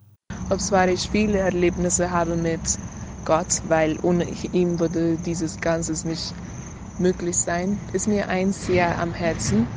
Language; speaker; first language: German; non-native, learner; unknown